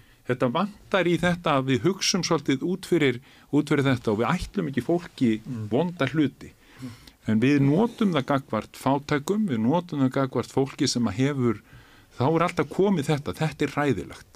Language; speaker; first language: Icelandic; native; Icelandic